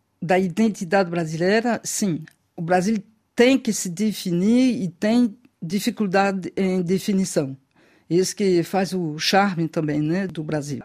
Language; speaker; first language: Portuguese; non-native, fluent; French